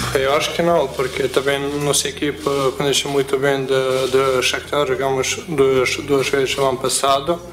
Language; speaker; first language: Portuguese; non-native, fluent; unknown